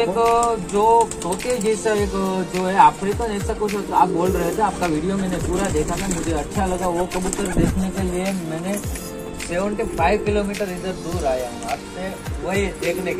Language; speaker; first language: Hindi; non-native, local second language; Gujarati